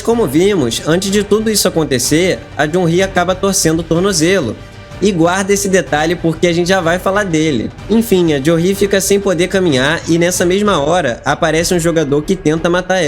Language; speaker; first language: Portuguese; native; Portuguese